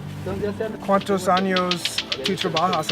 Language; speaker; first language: Spanish; non-native, learner; English